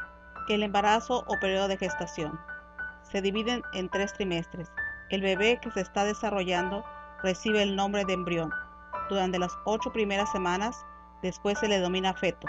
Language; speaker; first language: Spanish; native; Spanish